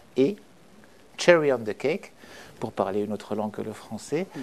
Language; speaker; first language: French; non-native, local second language; Arabic